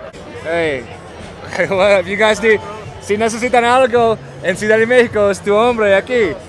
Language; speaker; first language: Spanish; non-native, learner; English